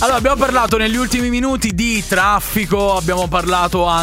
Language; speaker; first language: Italian; native; Italian